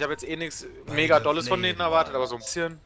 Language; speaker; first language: German; native; German